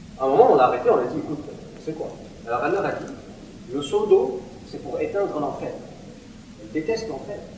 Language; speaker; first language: French; non-native, local second language; Arabic